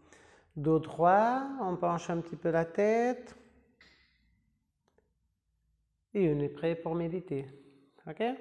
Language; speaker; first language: French; non-native, fluent; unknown